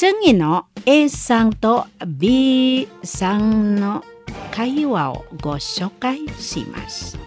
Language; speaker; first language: Japanese; non-native, fluent; Indonesian